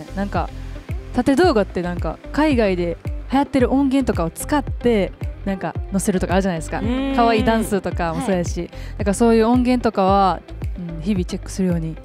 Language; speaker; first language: Japanese; native; Japanese